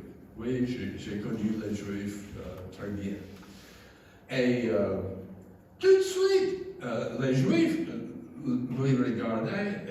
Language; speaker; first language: French; non-native, fluent; English